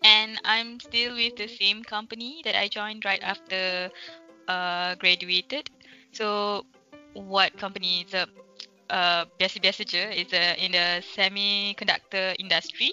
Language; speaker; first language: English; non-native, local second language; Malay